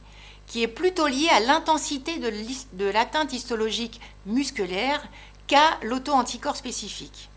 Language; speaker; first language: French; native; French